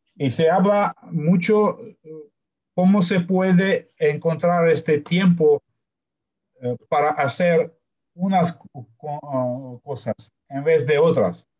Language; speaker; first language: Spanish; non-native, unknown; Russian